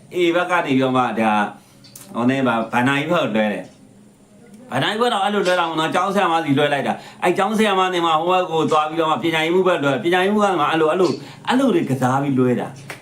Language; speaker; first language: Burmese; native; Burmese